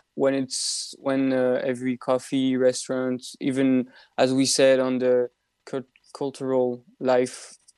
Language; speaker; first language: English; non-native, fluent; French